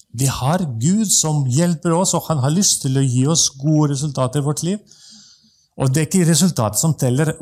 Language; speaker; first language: Norwegian; non-native, fluent; Russian